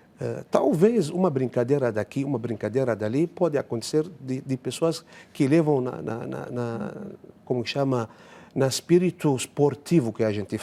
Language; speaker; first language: Portuguese; non-native, fluent; Arabic